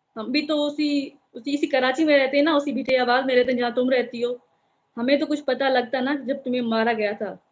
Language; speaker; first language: Urdu; non-native, local second language; Sindhi